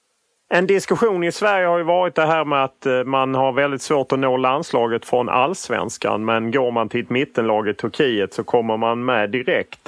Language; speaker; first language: Swedish; native; Swedish